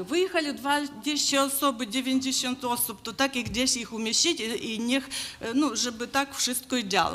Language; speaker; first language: Polish; non-native, learner; Ukrainian